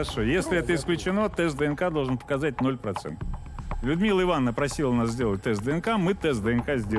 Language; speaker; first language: Russian; native; Russian